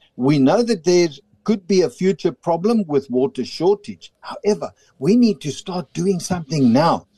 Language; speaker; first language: English; non-native, local second language; Afrikaans